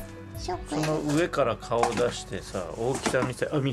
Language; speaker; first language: Japanese; native; Japanese